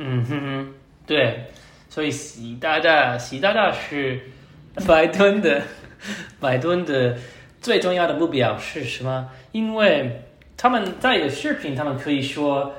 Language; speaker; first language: Chinese; non-native, learner; English